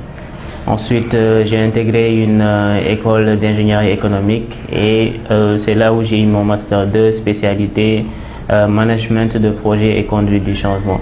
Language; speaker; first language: French; non-native, local second language; Wolof